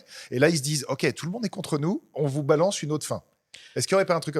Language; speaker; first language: French; native; French